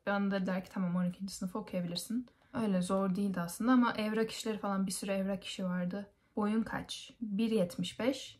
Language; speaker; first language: Turkish; native; Turkish